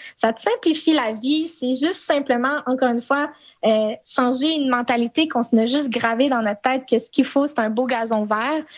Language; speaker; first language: French; native; French